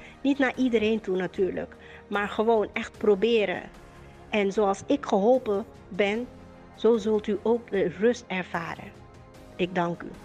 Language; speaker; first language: Dutch; native; Dutch